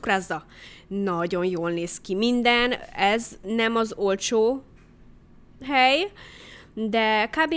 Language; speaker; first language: Hungarian; early bilingual, heritage; Hungarian